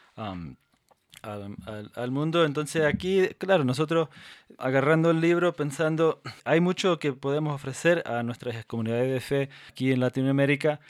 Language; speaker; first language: Spanish; non-native, fluent; English